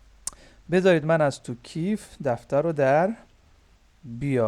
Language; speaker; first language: Persian; non-native, fluent; Urdu